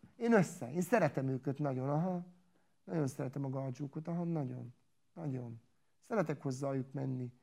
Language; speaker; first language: Hungarian; non-native, local second language; Romany